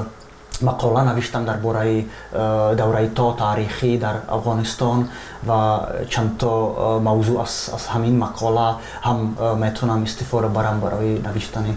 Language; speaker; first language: Persian; non-native, fluent; Czech